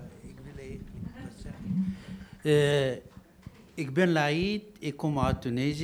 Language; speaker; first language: Dutch; non-native, learner; Arabic